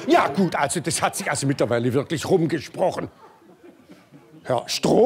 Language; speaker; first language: German; native; German